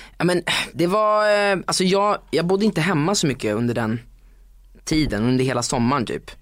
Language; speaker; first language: Swedish; native; Swedish